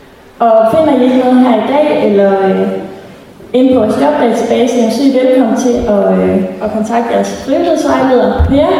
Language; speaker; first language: Danish; native; Danish